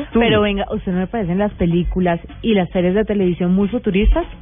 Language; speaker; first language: Spanish; native; Spanish